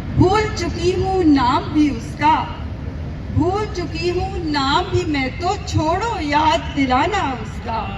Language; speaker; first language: Urdu; non-native, local second language; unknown